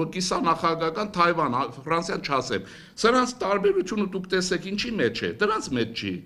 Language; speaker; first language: Armenian; native; Armenian